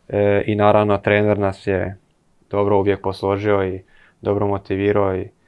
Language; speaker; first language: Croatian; early bilingual, heritage; Croatian